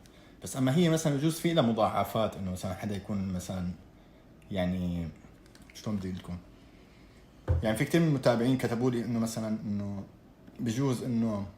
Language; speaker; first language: Arabic; native; Arabic